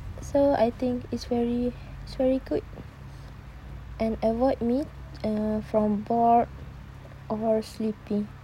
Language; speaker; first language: English; non-native, learner; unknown